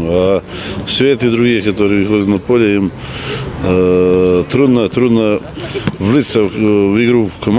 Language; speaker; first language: Russian; non-native, fluent; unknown